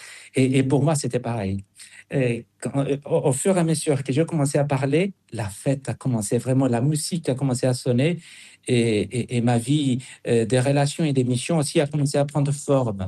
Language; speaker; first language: French; non-native, fluent; Spanish